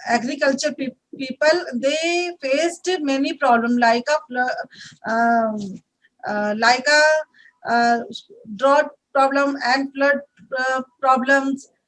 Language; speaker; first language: English; non-native, learner; Hindi